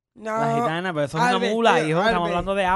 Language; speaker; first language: Spanish; native; Spanish